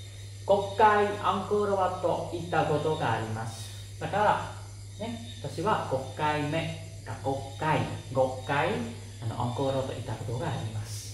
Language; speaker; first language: Japanese; non-native, fluent; Khmer